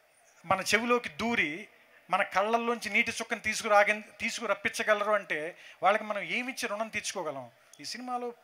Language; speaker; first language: Telugu; native; Telugu